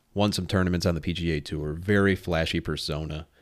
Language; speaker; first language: English; native; English